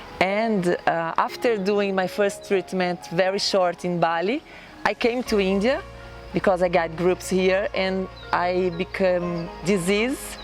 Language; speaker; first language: English; non-native, learner; Portuguese